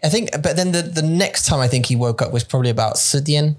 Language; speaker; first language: English; native; English